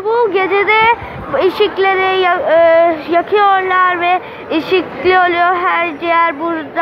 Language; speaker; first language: Turkish; non-native, learner; Urdu